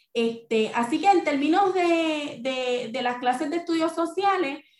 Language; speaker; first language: Spanish; native; Spanish